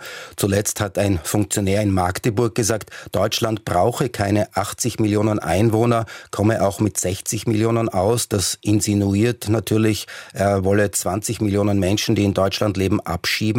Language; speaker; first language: German; native; German